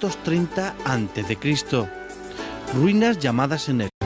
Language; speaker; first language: Spanish; native; Spanish